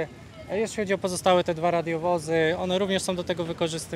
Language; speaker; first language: Polish; native; Polish